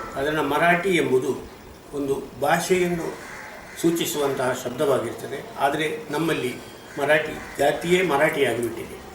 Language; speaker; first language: Kannada; non-native, local second language; Marathi